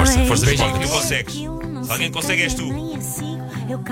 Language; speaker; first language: Portuguese; native; Portuguese